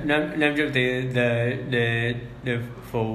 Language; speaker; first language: Vietnamese; early bilingual, heritage; English